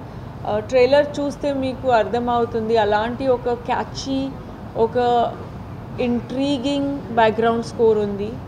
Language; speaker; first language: Telugu; non-native, fluent; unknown